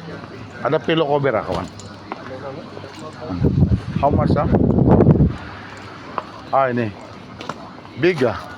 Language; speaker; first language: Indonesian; non-native, learner; Filipino